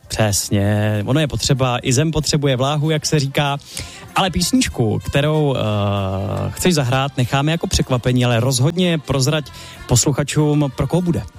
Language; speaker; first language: Czech; native; Czech